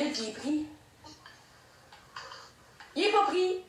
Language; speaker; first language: French; native; French